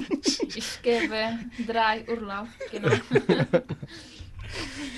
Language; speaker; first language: German; non-native, learner; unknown